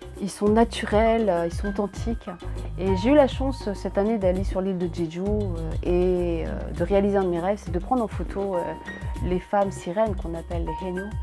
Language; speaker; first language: French; early bilingual, other home language; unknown